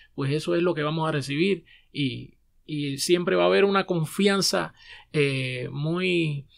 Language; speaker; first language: Spanish; native; Spanish